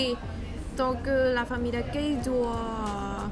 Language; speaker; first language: French; non-native, learner; Thai